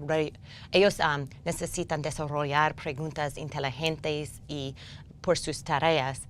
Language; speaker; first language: Spanish; non-native, learner; English